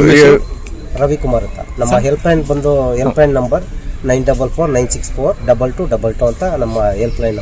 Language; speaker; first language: Kannada; native; Kannada